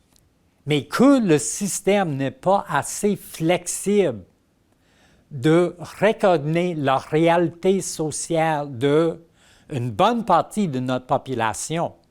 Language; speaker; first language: French; non-native, local second language; English